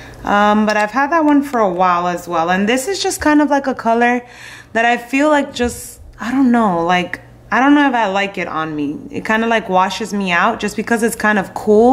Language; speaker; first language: English; native; English